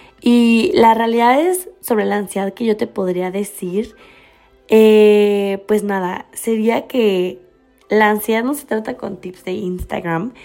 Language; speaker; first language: Spanish; native; Spanish